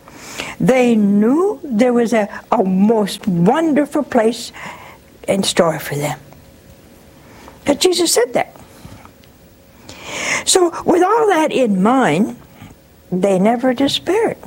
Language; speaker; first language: English; native; English